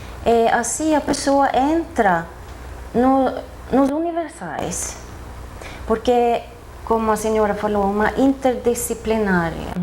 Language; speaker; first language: Portuguese; non-native, fluent; Swedish